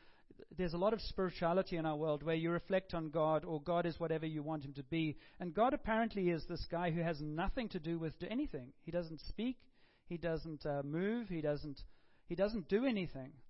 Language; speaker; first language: English; native; English